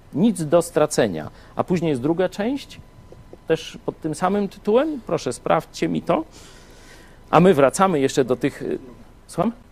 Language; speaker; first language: Polish; native; Polish